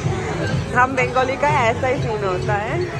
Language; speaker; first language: Hindi; non-native, local second language; Bangla